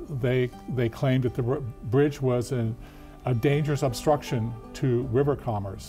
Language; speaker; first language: English; native; English